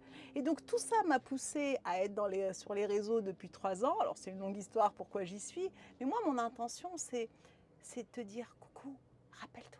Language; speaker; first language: French; native; French